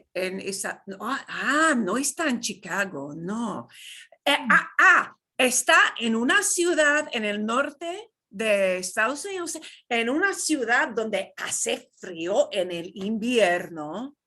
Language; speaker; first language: Spanish; non-native, fluent; English